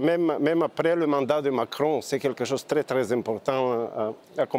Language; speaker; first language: French; non-native, fluent; Bulgarian